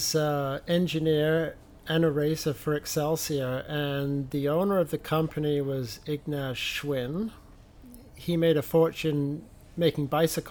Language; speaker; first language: English; native; English